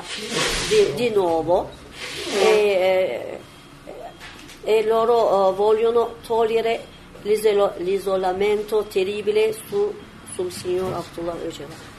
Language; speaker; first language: Italian; non-native, learner; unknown